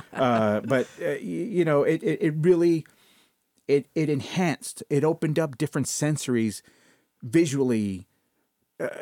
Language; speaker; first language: English; early bilingual, other home language; Spanish